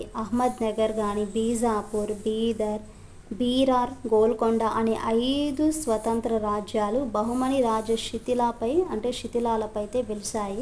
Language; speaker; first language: Telugu; native; Telugu